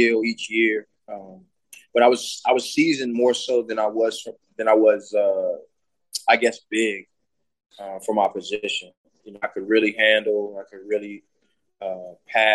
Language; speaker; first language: English; native; English